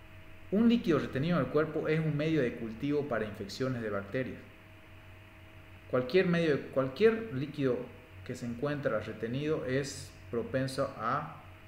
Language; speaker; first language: Spanish; native; Spanish